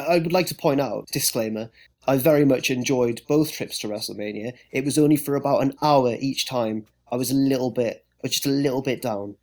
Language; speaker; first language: English; native; English